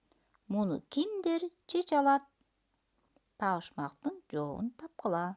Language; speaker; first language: Kyrgyz; native; Kyrgyz